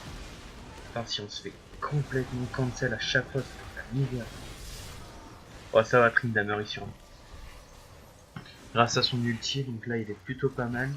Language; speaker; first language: French; native; French